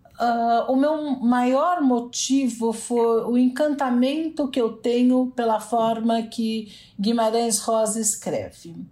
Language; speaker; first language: Portuguese; native; Portuguese